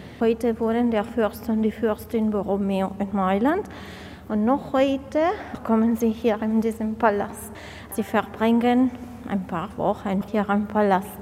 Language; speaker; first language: German; non-native, fluent; Italian